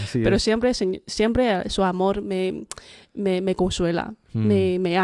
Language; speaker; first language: Spanish; non-native, fluent; Chinese